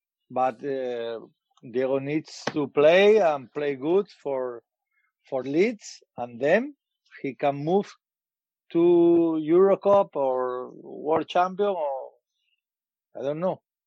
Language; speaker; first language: English; non-native, learner; Spanish